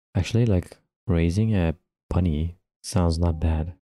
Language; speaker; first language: English; non-native, fluent; Turkish